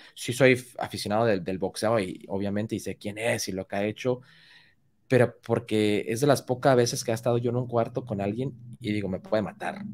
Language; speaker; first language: Spanish; early bilingual, heritage; Spanish